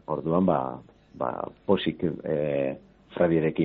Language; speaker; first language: Basque; non-native, local second language; Spanish